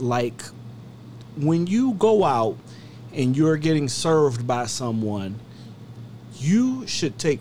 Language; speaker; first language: English; native; English